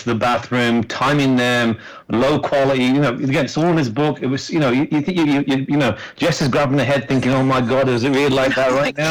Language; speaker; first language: English; native; English